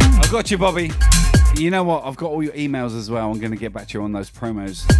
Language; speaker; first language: English; native; English